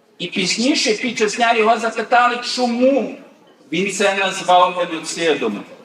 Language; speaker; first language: Ukrainian; early bilingual, heritage; Ukrainian